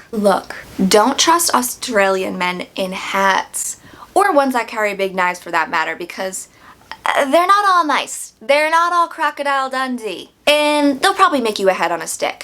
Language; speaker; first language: English; native; English